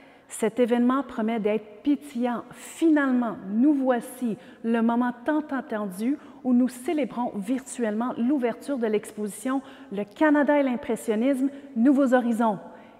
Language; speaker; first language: French; native; French